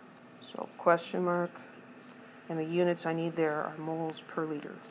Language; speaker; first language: English; native; English